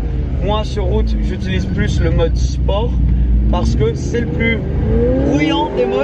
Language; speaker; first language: French; native; French